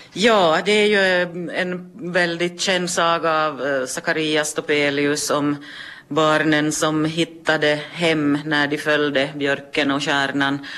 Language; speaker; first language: Swedish; native; Swedish